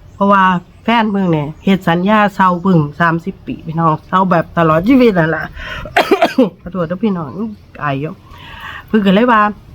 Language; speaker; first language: Thai; native; Thai